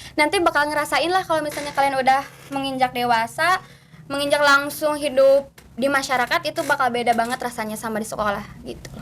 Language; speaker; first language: Indonesian; non-native, local second language; Sundanese